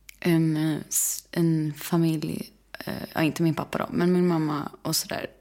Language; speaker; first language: Swedish; native; Swedish